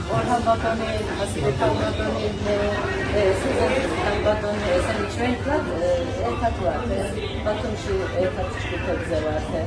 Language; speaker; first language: Georgian; early bilingual, heritage; Georgian